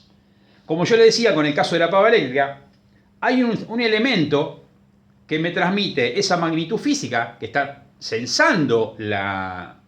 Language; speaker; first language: Spanish; native; Spanish